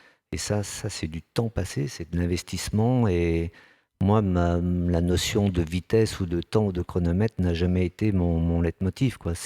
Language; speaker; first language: French; native; French